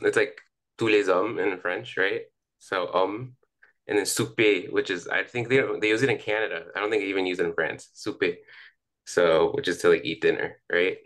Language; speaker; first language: English; early bilingual, other home language; Spanish